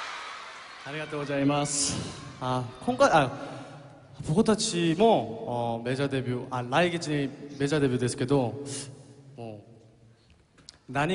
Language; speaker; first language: Japanese; non-native, fluent; Korean